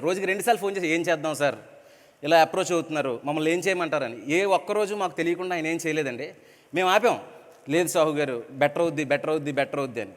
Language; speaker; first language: Telugu; native; Telugu